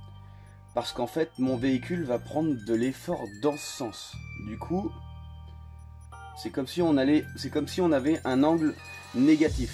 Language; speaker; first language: French; native; French